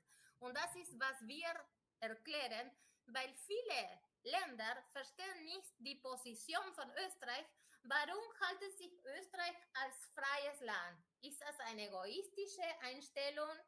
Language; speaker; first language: German; non-native, fluent; Spanish